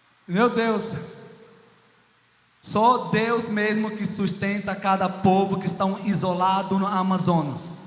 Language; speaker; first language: Portuguese; non-native, local second language; Ticuna